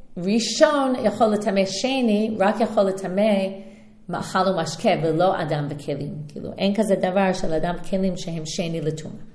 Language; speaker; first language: Hebrew; non-native, fluent; English